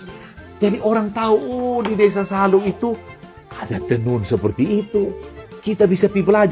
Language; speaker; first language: Indonesian; non-native, local second language; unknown